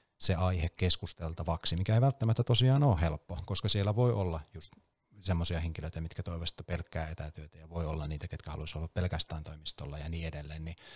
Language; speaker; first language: Finnish; native; Finnish